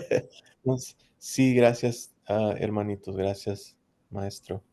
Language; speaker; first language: Spanish; early bilingual, heritage; English